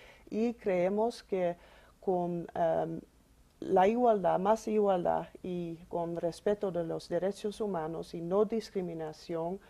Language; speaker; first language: Spanish; non-native, fluent; Dutch